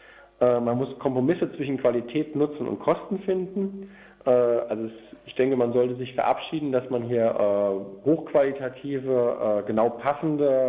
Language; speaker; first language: German; native; German